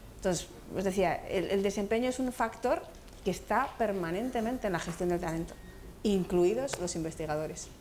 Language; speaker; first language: Spanish; native; Spanish